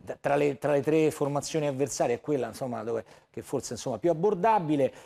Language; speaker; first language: Italian; native; Italian